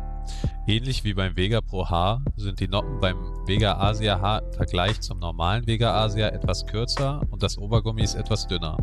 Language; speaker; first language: German; native; German